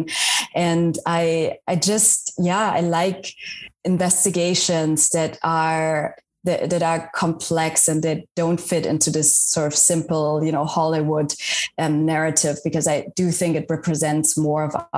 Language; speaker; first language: English; non-native, fluent; German